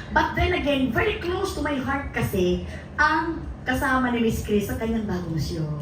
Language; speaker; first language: Filipino; non-native, local second language; Cebuano